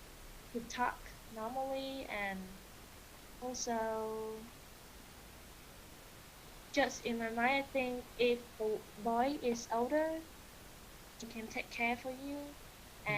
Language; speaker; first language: English; non-native, learner; Vietnamese